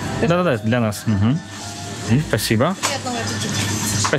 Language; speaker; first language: Russian; native; Russian